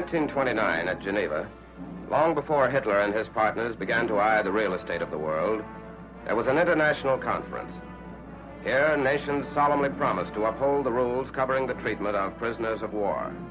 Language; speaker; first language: English; native; English